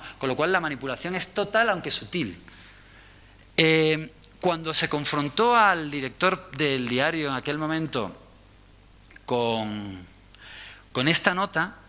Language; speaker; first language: Spanish; native; Spanish